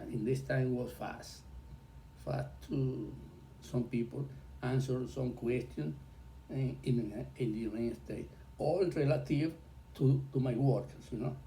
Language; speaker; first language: English; non-native, learner; Spanish